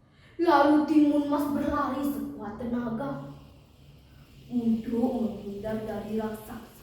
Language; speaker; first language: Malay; non-native, local second language; Balinese